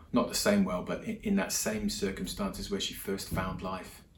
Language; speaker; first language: English; native; English